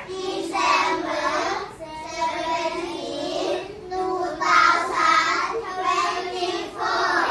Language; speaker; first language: English; non-native, learner; Thai